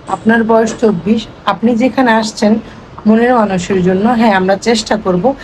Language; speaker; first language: Bangla; native; Bangla